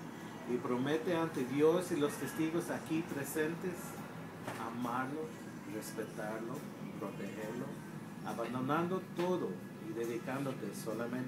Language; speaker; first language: Spanish; early bilingual, heritage; Spanish